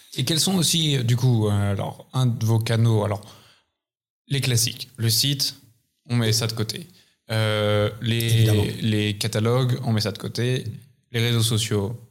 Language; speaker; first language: French; native; French